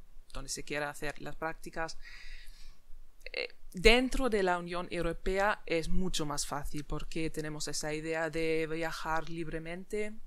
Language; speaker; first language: Spanish; non-native, fluent; German